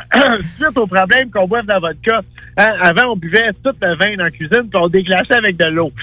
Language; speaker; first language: French; native; French